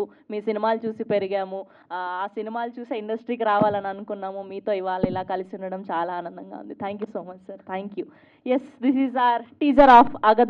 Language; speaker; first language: Telugu; native; Telugu